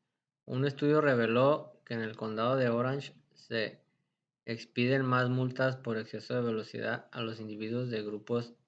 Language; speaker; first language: Spanish; native; Spanish